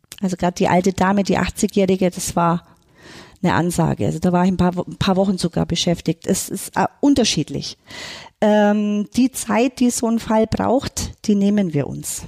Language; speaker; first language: German; native; German